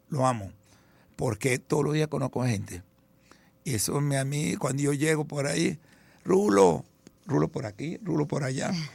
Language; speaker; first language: Spanish; early bilingual, other home language; Italian